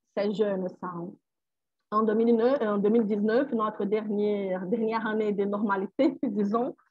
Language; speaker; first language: French; non-native, fluent; Portuguese